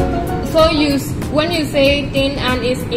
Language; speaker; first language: English; non-native, learner; Burmese